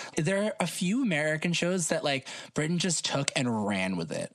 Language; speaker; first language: English; native; English